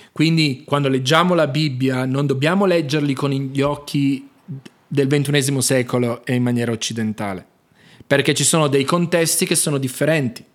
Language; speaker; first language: Italian; native; Italian